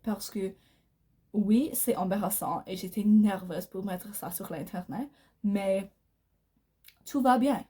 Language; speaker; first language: French; non-native, learner; English